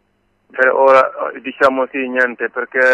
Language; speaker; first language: Italian; non-native, learner; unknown